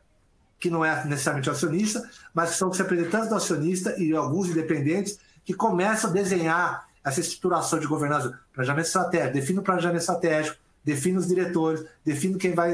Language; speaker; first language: Portuguese; native; Portuguese